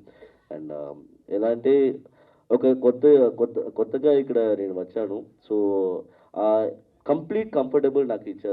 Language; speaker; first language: Telugu; non-native, learner; Tamil